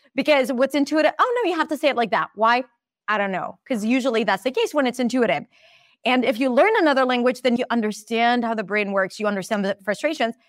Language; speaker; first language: English; non-native, fluent; Hebrew